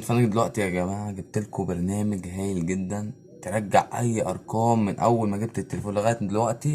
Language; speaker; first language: Arabic; native; Arabic